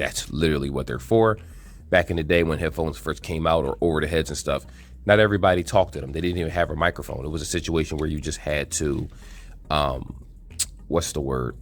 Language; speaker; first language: English; native; English